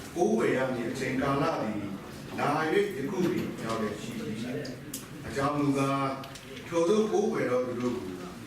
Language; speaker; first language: Burmese; non-native, local second language; Kachin